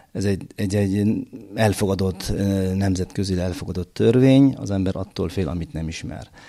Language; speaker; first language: Hungarian; non-native, fluent; Turkish